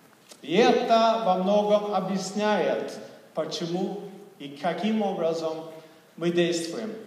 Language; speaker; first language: Russian; non-native, fluent; Swedish